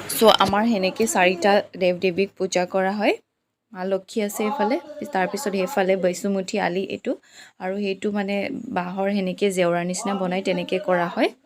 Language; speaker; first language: Assamese; non-native, local second language; Bodo